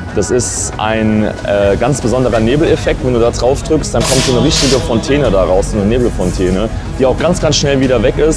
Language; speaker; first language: German; native; German